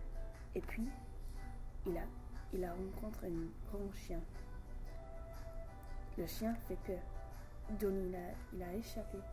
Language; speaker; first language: French; non-native, learner; English